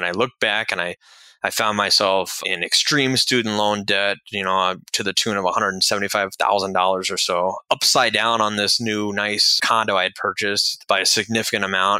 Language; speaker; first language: English; native; English